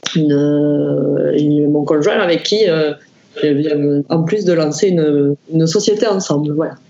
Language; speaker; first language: French; native; French